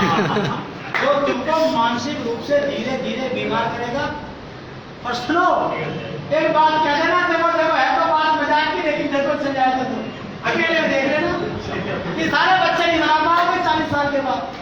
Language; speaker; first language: Hindi; native; Hindi